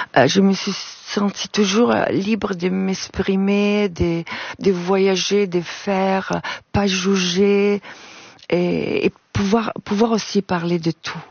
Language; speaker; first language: French; non-native, fluent; Italian